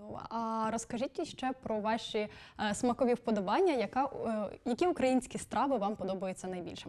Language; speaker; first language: Ukrainian; native; Ukrainian